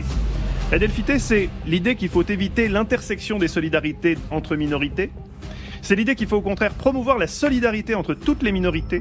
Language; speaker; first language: French; native; French